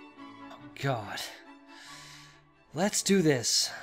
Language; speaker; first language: English; native; English